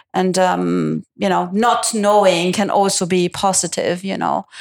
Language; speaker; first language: English; non-native, fluent; Italian